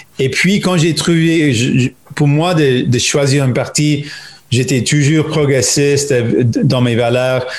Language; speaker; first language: French; non-native, local second language; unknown